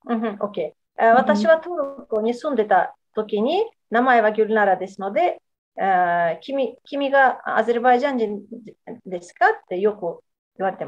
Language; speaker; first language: Japanese; non-native, fluent; Azerbaijani